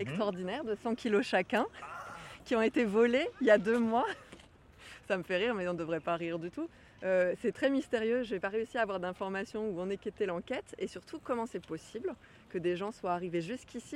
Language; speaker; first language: French; native; French